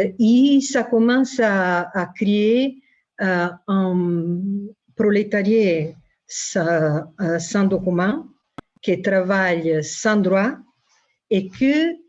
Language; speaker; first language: French; non-native, fluent; Italian